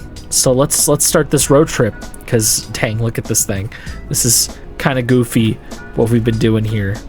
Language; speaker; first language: English; native; English